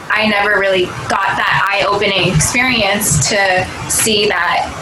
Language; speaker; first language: English; early bilingual, other home language; Cantonese